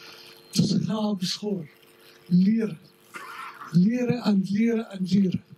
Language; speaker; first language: Dutch; non-native, fluent; Arabic